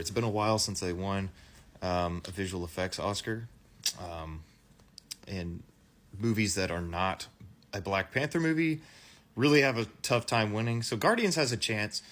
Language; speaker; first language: English; native; English